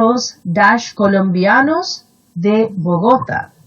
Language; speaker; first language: Spanish; non-native, fluent; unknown